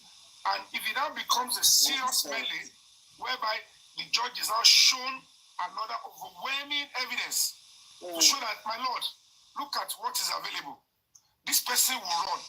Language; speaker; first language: English; non-native, local second language; Yoruba